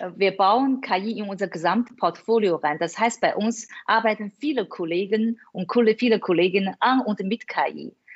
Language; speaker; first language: German; non-native, fluent; Chinese